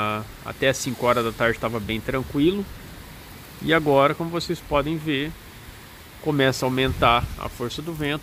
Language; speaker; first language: Portuguese; native; Portuguese